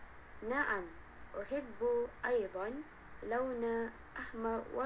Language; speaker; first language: Arabic; non-native, learner; Malay